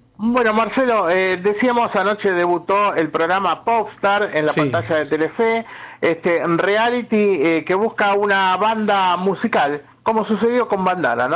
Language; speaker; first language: Spanish; native; Spanish